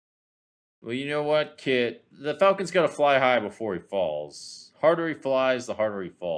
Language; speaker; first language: English; native; English